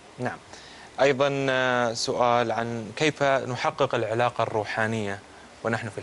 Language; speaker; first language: Arabic; native; Arabic